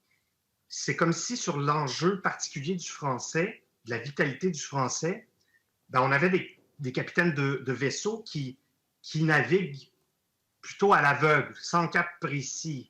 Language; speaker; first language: French; native; French